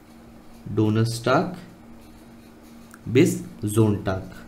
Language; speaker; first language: German; non-native, learner; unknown